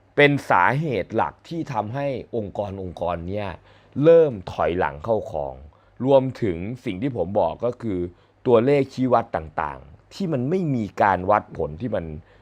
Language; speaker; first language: Thai; native; Thai